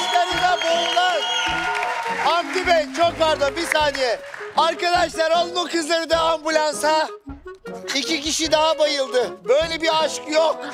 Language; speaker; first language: Turkish; native; Turkish